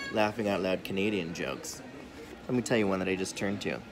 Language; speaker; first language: English; native; English